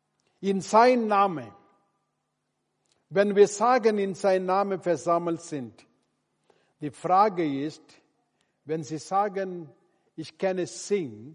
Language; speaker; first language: German; non-native, learner; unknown